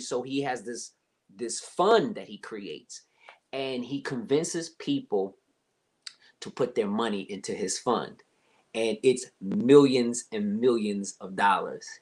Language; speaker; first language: English; native; English